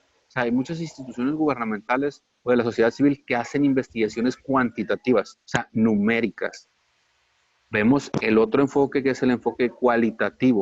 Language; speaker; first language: Spanish; native; Spanish